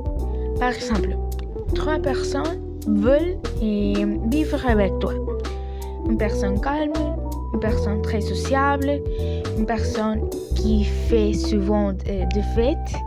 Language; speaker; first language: French; non-native, learner; Spanish